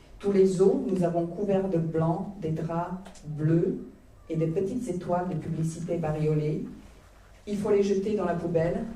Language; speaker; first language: French; non-native, fluent; Croatian